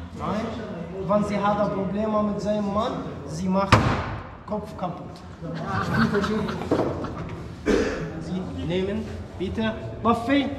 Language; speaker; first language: German; non-native, learner; Arabic